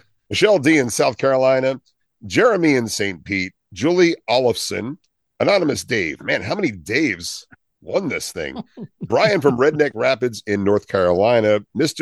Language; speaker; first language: English; native; English